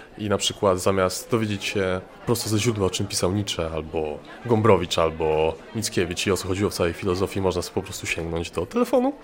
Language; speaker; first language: Polish; native; Polish